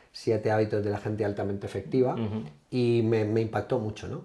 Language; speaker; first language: Spanish; native; Spanish